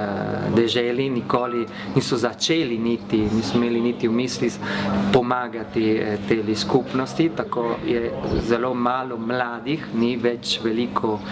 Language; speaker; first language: Slovenian; non-native, local second language; Italian